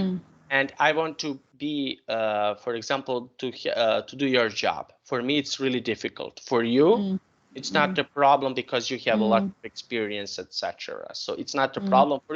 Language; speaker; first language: English; non-native, fluent; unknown